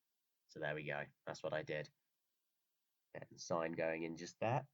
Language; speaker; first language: English; native; English